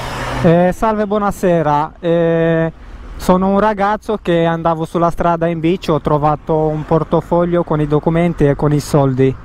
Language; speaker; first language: Italian; non-native, fluent; Romanian